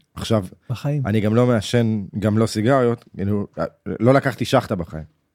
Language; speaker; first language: Hebrew; native; Hebrew